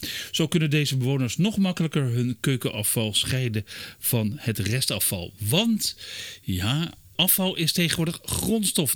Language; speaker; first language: Dutch; native; Dutch